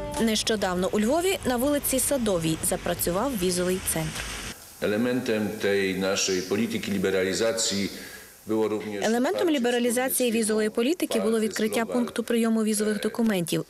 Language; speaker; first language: Ukrainian; native; Ukrainian